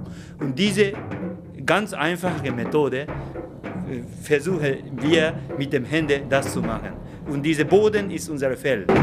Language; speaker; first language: German; non-native, fluent; Japanese